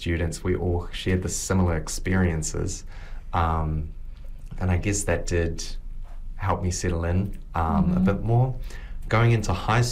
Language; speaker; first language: English; native; English